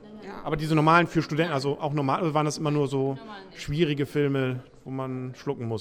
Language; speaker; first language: German; native; German